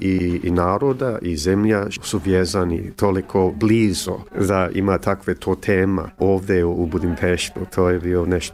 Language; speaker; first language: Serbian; early bilingual, heritage; English